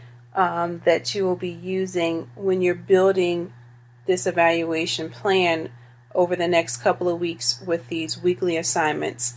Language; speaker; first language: English; native; English